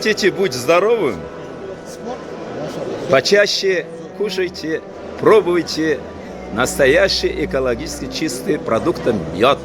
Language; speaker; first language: Russian; non-native, local second language; Uzbek